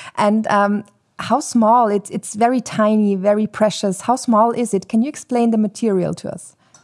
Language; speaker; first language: English; non-native, fluent; German